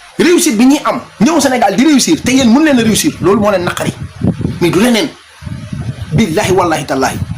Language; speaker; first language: Wolof; non-native, local second language; Fula